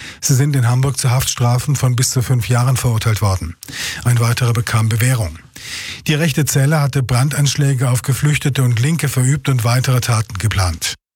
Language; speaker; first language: German; native; German